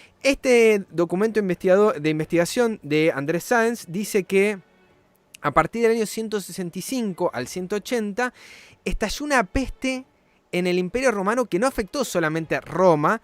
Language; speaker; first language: Spanish; native; Spanish